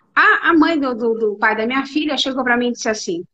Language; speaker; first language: Portuguese; native; Portuguese